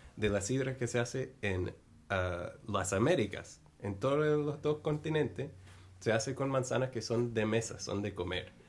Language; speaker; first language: Spanish; non-native, fluent; English